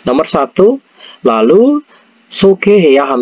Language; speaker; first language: Korean; non-native, fluent; Indonesian